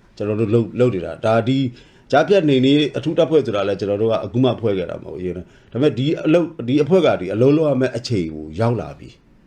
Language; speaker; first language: Burmese; non-native, local second language; S'gaw Karen